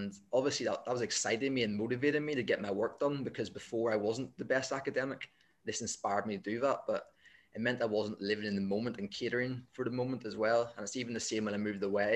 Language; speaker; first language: English; native; English